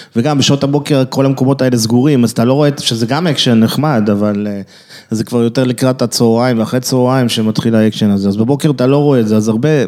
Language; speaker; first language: Hebrew; early bilingual, other home language; French